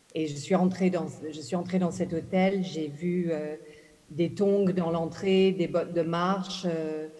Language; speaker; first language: French; early bilingual, other home language; English